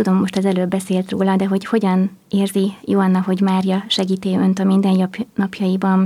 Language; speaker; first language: Hungarian; native; Hungarian